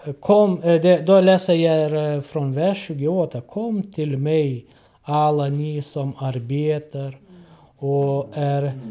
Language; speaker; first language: Swedish; non-native, learner; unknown